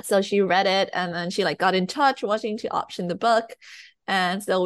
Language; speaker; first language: English; non-native, fluent; Thai